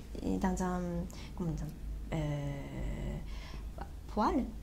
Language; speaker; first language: French; non-native, learner; Japanese